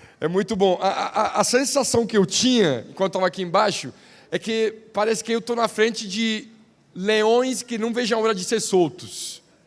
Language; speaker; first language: Portuguese; non-native, fluent; Italian